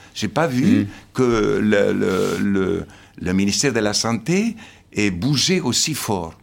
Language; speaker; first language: French; non-native, fluent; Slovenian